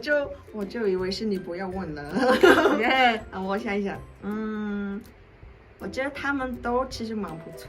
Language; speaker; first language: Chinese; non-native, fluent; Mongolian